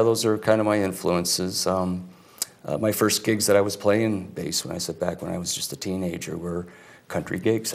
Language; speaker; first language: English; native; English